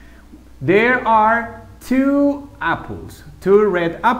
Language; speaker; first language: English; non-native, fluent; Spanish